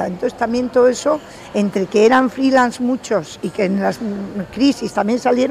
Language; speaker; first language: Spanish; native; Spanish